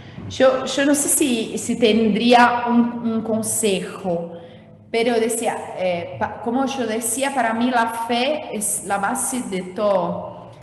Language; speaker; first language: Spanish; non-native, fluent; Portuguese